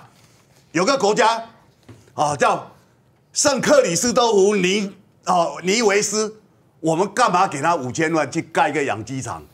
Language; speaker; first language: Chinese; native; Chinese